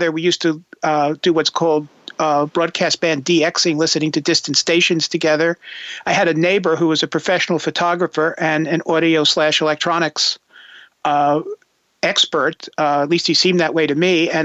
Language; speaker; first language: English; native; English